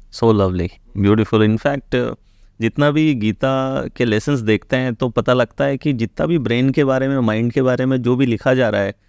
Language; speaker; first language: Hindi; native; Hindi